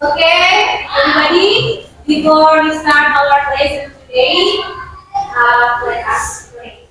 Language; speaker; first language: English; non-native, fluent; Indonesian